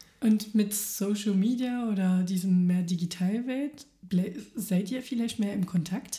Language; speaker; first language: German; non-native, fluent; French